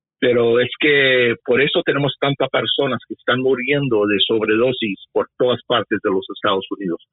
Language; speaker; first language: Spanish; early bilingual, heritage; Spanish